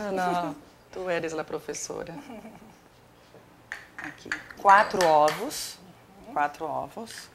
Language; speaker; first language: Spanish; non-native, learner; Portuguese